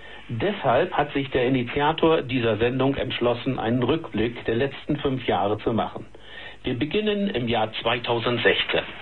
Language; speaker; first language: German; native; German